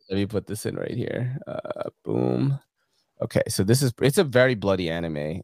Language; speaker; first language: English; early bilingual, other home language; Filipino